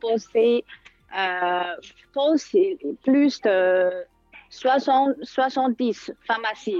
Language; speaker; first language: French; non-native, fluent; Chinese